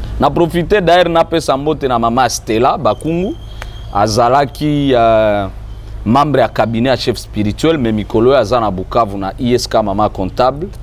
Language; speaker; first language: Lingala; non-native, local second language; Swahili